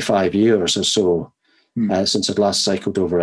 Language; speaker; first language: English; native; English